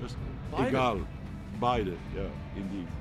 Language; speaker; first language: German; non-native, learner; Dutch